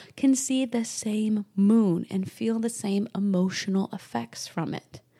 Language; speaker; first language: English; native; English